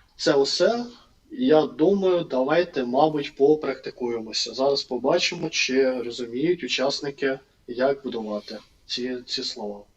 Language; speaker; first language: Ukrainian; non-native, local second language; Russian